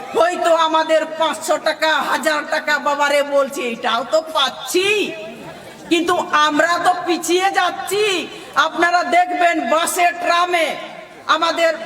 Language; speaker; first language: Bangla; non-native, local second language; Santali